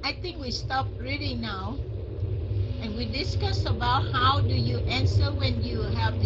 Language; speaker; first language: English; non-native, fluent; Vietnamese